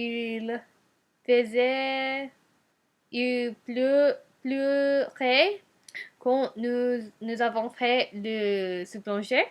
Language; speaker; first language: French; non-native, learner; Japanese